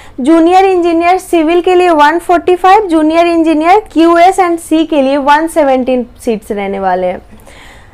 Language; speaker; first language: Hindi; native; Hindi